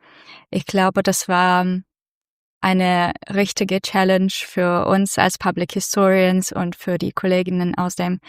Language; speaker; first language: German; non-native, fluent; Russian